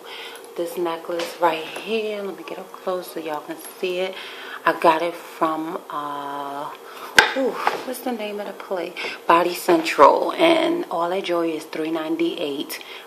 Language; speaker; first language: English; native; English